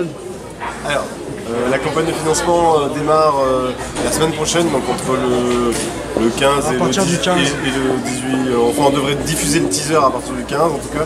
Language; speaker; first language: French; native; French